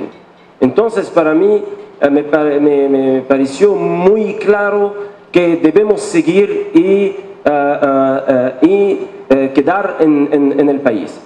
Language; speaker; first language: Spanish; non-native, fluent; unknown